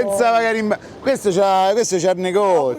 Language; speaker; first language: Italian; native; Italian